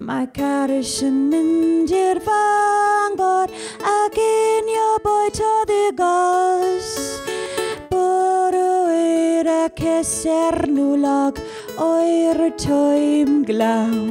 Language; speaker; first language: Welsh; non-native, learner; English